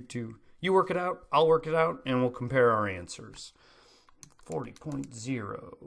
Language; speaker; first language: English; native; English